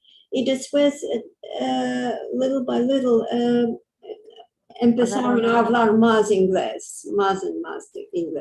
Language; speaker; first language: Spanish; early bilingual, heritage; English